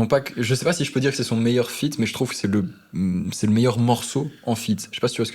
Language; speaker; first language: French; native; French